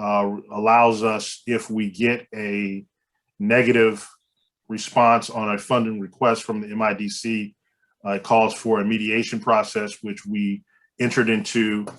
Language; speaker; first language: English; native; English